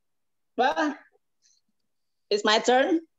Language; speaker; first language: English; non-native, learner; Indonesian